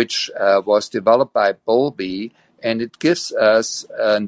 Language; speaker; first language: English; non-native, fluent; German